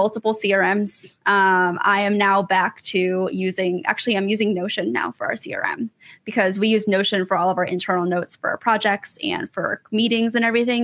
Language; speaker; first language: English; native; English